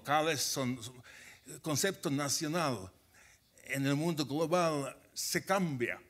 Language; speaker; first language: Spanish; non-native, fluent; Finnish